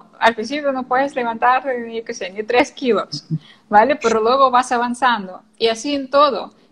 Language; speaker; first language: Spanish; non-native, fluent; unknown